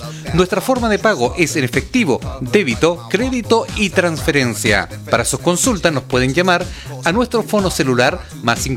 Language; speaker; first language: Spanish; native; Spanish